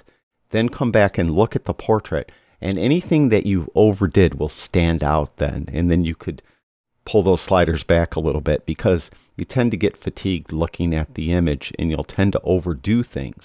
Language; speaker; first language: English; native; English